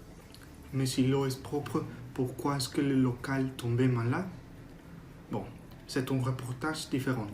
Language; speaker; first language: French; non-native, learner; Spanish